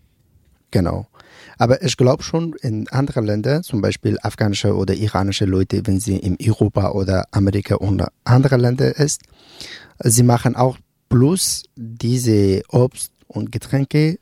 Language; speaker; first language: German; non-native, learner; Persian